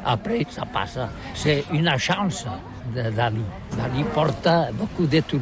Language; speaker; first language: French; non-native, learner; Catalan